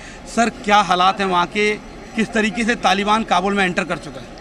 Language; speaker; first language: Hindi; native; Hindi